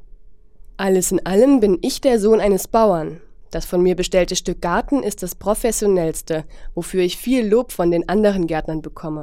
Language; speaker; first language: German; non-native, fluent; Chinese